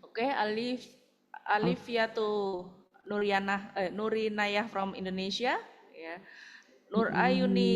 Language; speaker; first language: English; non-native, fluent; Indonesian